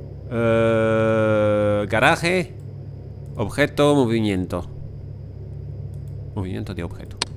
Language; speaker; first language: Spanish; non-native, learner; French